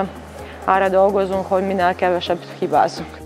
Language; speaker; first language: Hungarian; non-native, fluent; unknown